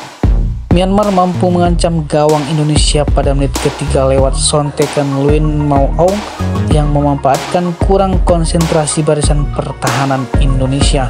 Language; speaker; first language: Indonesian; native; Indonesian